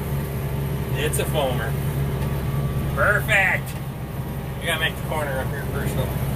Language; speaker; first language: English; native; English